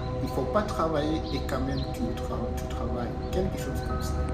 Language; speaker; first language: French; non-native, fluent; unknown